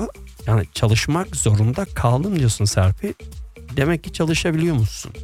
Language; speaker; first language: Turkish; native; Turkish